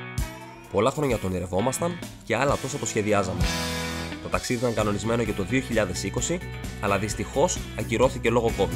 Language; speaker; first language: Greek; native; Greek